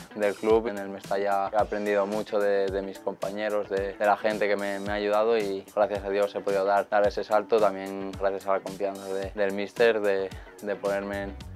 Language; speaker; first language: Spanish; native; Spanish